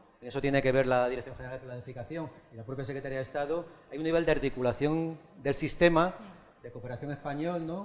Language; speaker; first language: Spanish; native; Spanish